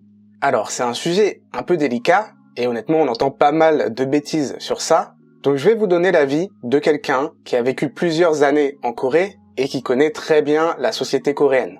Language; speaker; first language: French; native; French